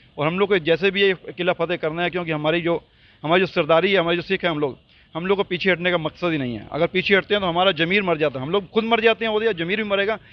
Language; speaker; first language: Hindi; non-native, local second language; Punjabi